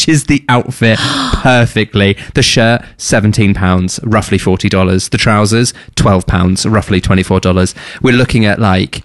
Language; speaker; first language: English; native; English